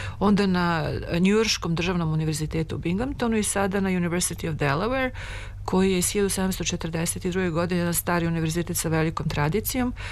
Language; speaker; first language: Serbian; native; Serbian